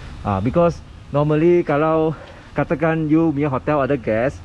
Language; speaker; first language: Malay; non-native, local second language; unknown